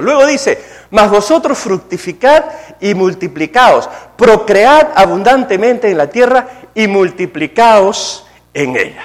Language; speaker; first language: Spanish; native; Spanish